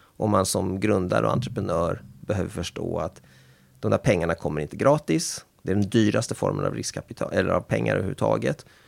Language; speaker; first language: Swedish; native; Swedish